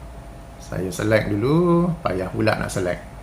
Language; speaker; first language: Malay; native; Malay